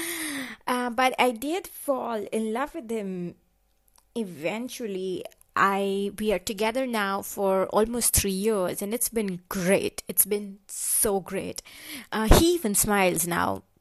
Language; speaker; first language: English; non-native, local second language; Hindi